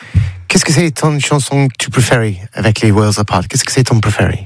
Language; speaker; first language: French; non-native, learner; English